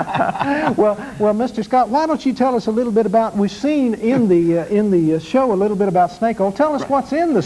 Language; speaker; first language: English; native; English